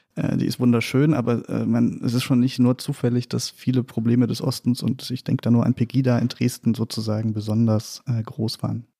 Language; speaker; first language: German; native; German